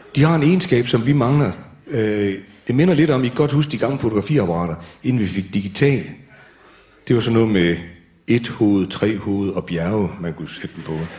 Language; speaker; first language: Danish; native; Danish